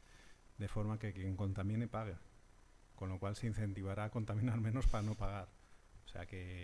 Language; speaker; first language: Spanish; native; Spanish